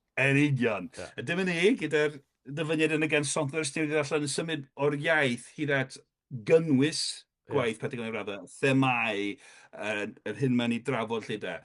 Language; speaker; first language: Welsh; non-native, fluent; English